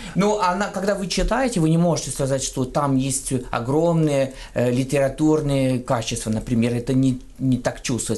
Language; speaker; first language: Russian; non-native, fluent; French